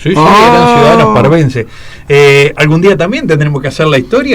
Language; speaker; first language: Spanish; native; Spanish